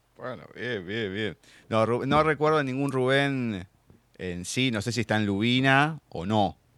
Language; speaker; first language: Spanish; native; Spanish